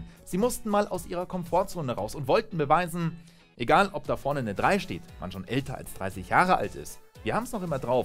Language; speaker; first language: German; native; German